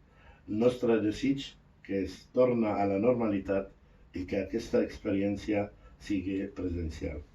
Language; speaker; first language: Catalan; non-native, fluent; Arabic